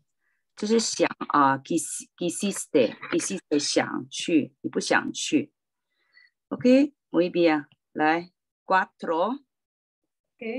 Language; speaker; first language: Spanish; non-native, fluent; Chinese